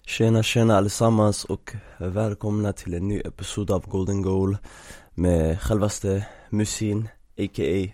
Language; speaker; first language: Swedish; early bilingual, other home language; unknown